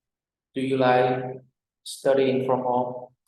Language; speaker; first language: English; non-native, fluent; Vietnamese